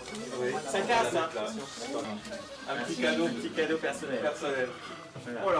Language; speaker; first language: French; native; French